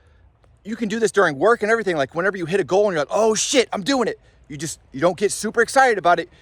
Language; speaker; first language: English; native; English